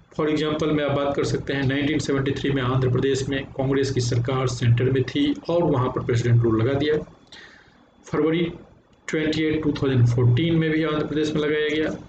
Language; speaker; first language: Hindi; native; Hindi